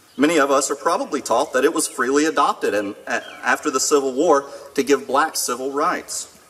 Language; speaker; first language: English; native; English